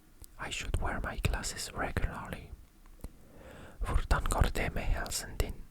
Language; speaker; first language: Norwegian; non-native, learner; French